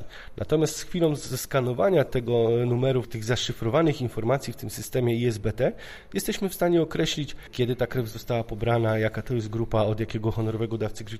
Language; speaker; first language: Polish; native; Polish